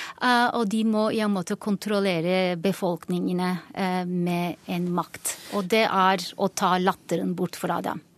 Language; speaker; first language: Norwegian; non-native, fluent; Turkish